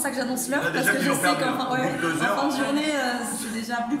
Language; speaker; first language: French; native; French